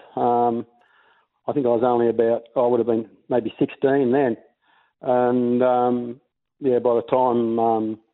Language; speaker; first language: English; native; English